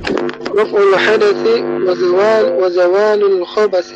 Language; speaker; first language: Arabic; non-native, learner; Indonesian